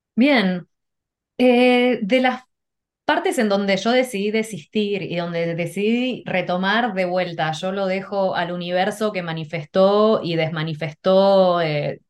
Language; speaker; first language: Spanish; native; Spanish